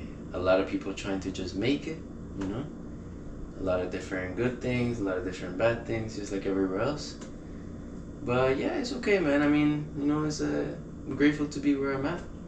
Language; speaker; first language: English; early bilingual, other home language; Spanish